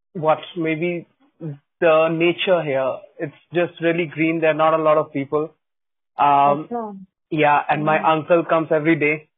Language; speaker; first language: English; non-native, local second language; Hindi